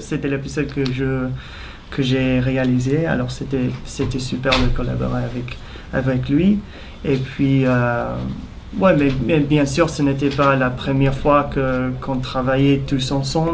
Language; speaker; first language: French; non-native, fluent; English